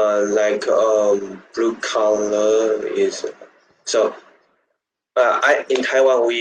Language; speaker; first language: English; non-native, learner; Chinese